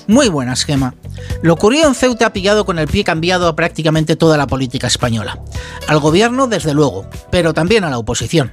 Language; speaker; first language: Spanish; native; Spanish